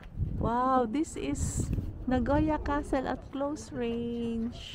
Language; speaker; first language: English; non-native, local second language; Filipino